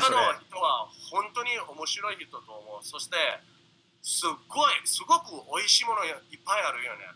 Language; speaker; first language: Japanese; non-native, learner; English